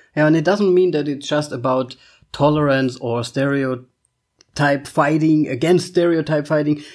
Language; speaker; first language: English; non-native, fluent; German